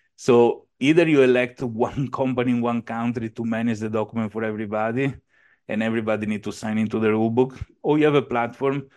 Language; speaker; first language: English; non-native, fluent; Italian